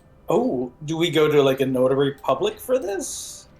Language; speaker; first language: English; native; English